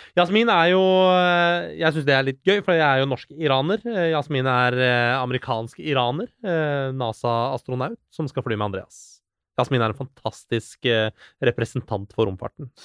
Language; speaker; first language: Norwegian; early bilingual, other home language; Persian